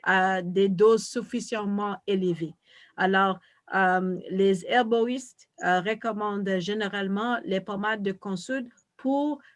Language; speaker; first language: French; non-native, fluent; English